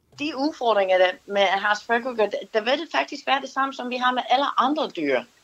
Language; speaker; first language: Danish; non-native, fluent; English